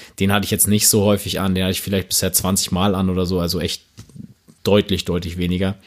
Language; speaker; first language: German; native; German